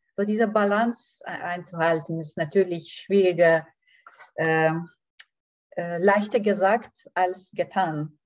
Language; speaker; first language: German; non-native, fluent; Lithuanian